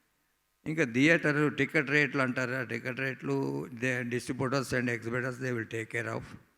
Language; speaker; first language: Telugu; native; Telugu